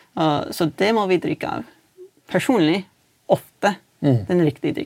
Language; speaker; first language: Norwegian; non-native, fluent; English